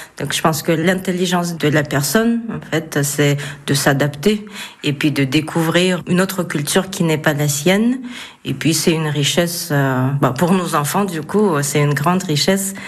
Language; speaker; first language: French; non-native, fluent; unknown